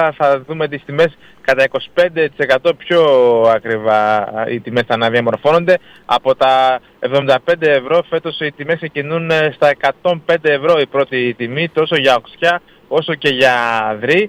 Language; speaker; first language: Greek; native; Greek